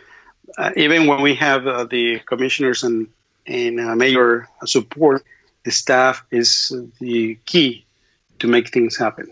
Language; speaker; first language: English; non-native, fluent; Spanish